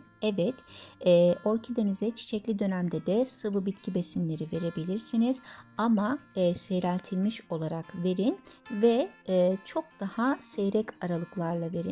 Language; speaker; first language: Turkish; native; Turkish